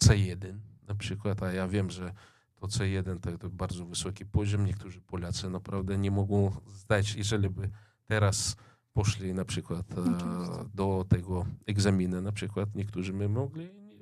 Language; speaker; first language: Polish; non-native, fluent; Russian